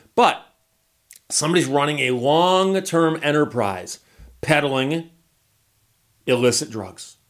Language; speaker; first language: English; native; English